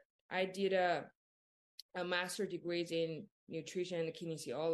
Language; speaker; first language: English; non-native, fluent; Chinese